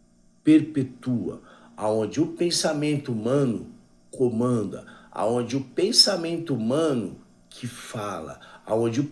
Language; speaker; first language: Portuguese; native; Portuguese